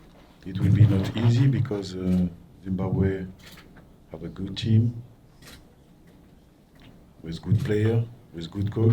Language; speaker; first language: English; non-native, learner; French